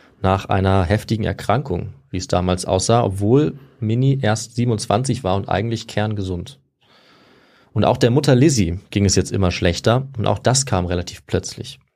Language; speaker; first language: German; native; German